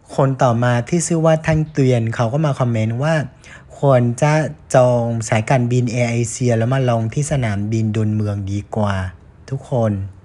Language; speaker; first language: Thai; non-native, fluent; Vietnamese